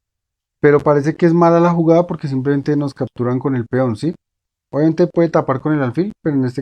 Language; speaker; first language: Spanish; native; Spanish